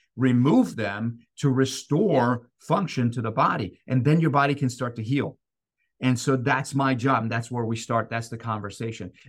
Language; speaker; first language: English; non-native, fluent; Persian